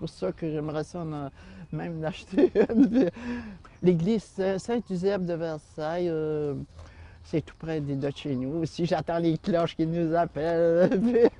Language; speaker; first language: French; native; French